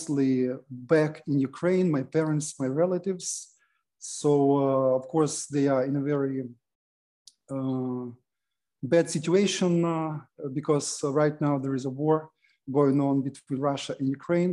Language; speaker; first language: English; non-native, fluent; Russian